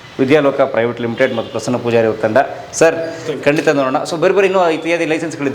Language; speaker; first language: Kannada; native; Kannada